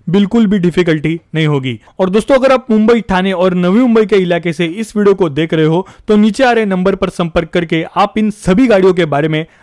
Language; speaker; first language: Hindi; non-native, local second language; Marathi